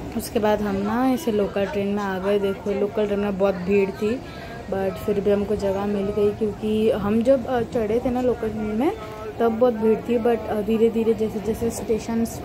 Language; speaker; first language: Hindi; non-native, local second language; Bangla